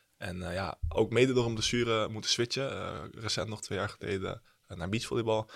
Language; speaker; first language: Dutch; early bilingual, heritage; Dutch